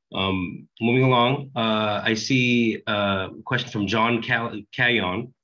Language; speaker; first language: English; native; English